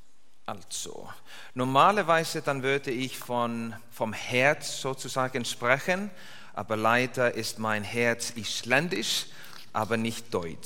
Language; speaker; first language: German; non-native, learner; Icelandic